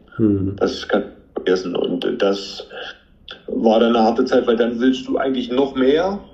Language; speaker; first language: German; native; German